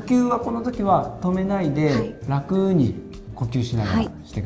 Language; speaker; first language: Japanese; native; Japanese